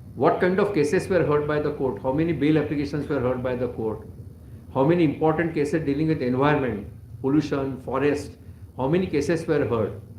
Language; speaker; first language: English; non-native, local second language; Marathi